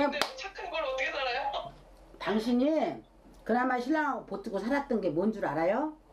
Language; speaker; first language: Korean; native; Korean